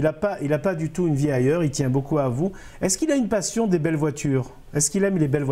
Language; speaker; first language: French; native; French